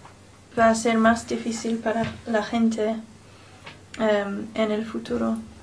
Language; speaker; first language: Spanish; non-native, learner; English